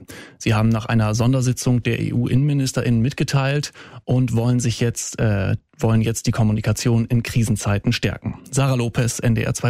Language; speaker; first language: German; native; German